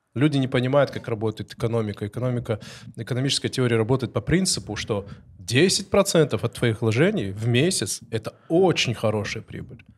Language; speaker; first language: Russian; non-native, local second language; Ossetic